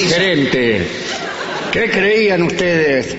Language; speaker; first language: Spanish; native; Spanish